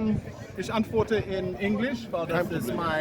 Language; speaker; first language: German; non-native, learner; English